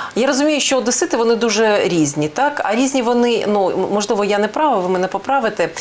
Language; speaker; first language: Ukrainian; non-native, local second language; Russian